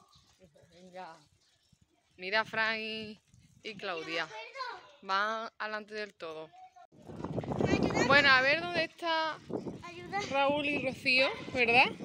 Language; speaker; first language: Spanish; native; Spanish